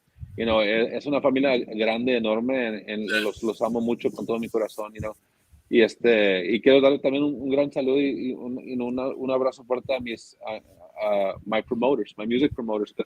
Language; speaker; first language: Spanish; early bilingual, other home language; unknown